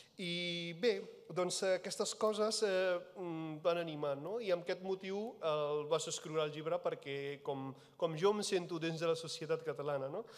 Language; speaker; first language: Catalan; non-native, fluent; Punjabi